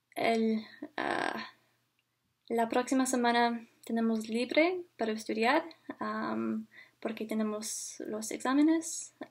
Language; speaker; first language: Spanish; non-native, learner; English